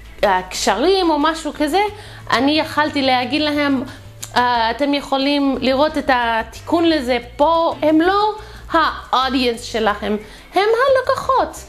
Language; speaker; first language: Hebrew; non-native, fluent; English